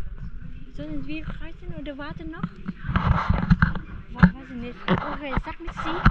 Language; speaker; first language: German; non-native, learner; Vietnamese